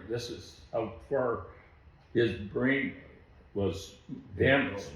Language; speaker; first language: English; native; English